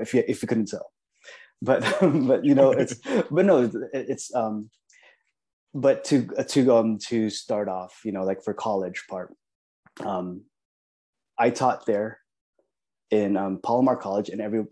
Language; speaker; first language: English; early bilingual, other home language; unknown